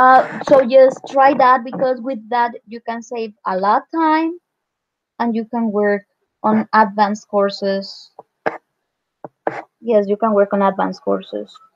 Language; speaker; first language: English; non-native, fluent; Spanish